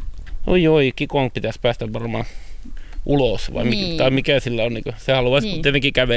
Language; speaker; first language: Finnish; native; Finnish